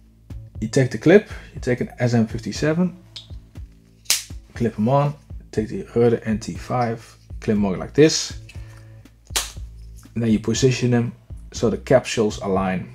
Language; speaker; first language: English; non-native, fluent; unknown